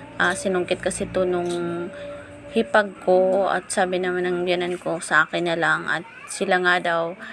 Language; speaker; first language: Filipino; non-native, local second language; Masbatenyo